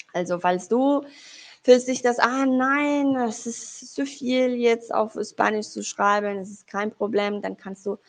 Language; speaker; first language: German; non-native, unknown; Spanish